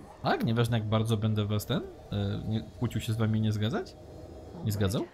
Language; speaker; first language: Polish; native; Polish